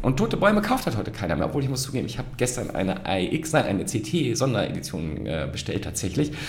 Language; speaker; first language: German; native; German